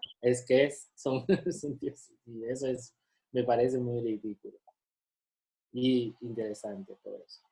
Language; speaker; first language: Spanish; non-native, fluent; Chinese